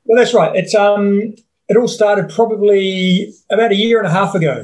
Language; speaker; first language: English; native; English